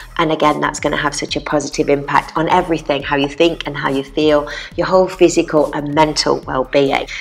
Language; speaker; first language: English; native; English